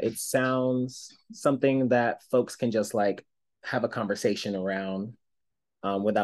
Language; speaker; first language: English; native; English